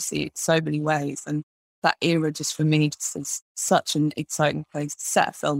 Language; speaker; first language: English; native; English